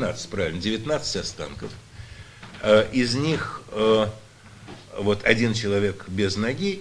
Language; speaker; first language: Russian; native; Russian